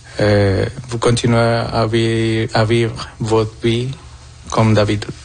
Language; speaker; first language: French; non-native, fluent; Spanish